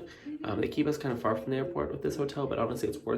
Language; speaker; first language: English; native; English